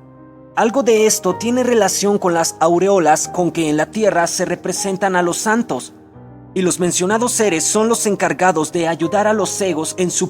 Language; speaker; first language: Spanish; native; Spanish